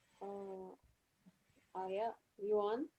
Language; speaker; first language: English; non-native, learner; Indonesian